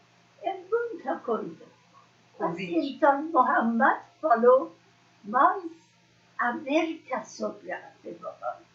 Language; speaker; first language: Portuguese; non-native, learner; Persian